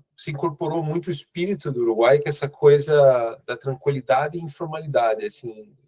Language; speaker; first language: Portuguese; native; Portuguese